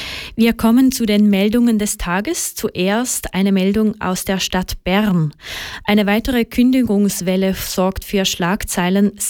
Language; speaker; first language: German; native; German